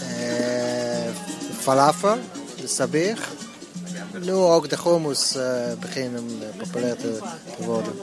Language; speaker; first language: Dutch; non-native, learner; Hebrew